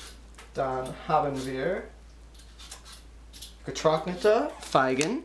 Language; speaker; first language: German; non-native, learner; English